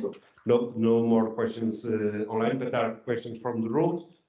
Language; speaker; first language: English; non-native, fluent; Portuguese